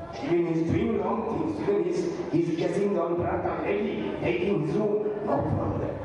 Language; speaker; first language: English; non-native, local second language; Bangla